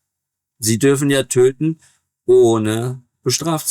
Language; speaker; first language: German; native; German